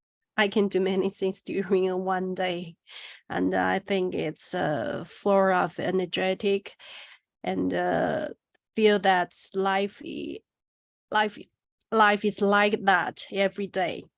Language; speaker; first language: English; non-native, learner; Chinese